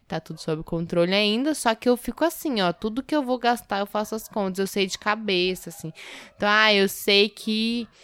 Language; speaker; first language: Portuguese; native; Portuguese